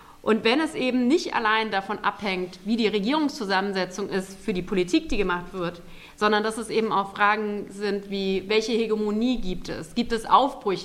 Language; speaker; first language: German; native; German